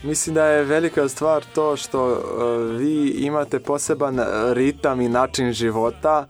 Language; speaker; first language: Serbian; non-native, fluent; Portuguese